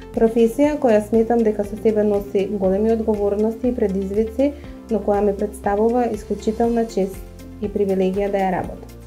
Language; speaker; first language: Macedonian; early bilingual, other home language; Croatian